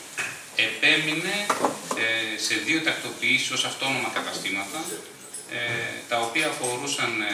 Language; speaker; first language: Greek; native; Greek